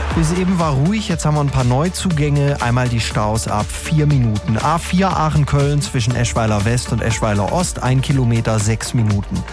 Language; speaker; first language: German; native; German